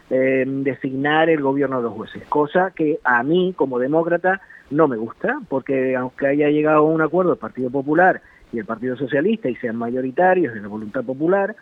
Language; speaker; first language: Spanish; native; Spanish